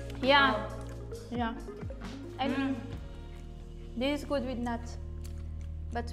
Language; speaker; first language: English; non-native, local second language; Filipino